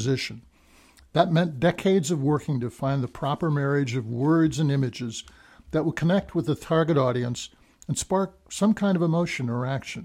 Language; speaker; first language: English; native; English